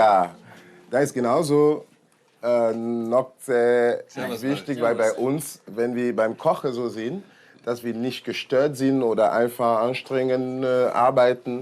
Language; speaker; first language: German; non-native, learner; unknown